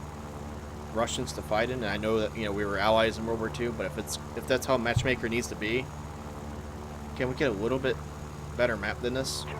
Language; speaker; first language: English; native; English